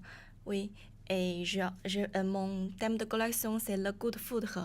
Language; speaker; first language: French; non-native, learner; Chinese